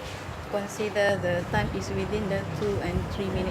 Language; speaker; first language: English; non-native, learner; Malay